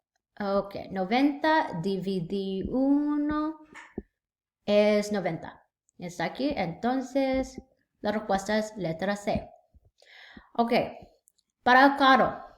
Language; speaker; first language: Spanish; non-native, learner; English